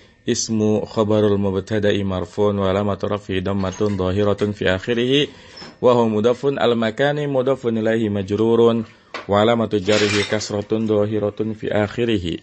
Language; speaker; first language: Arabic; non-native, fluent; Indonesian